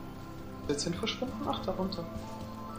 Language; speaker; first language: German; native; German